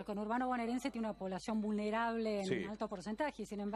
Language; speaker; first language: Spanish; native; Spanish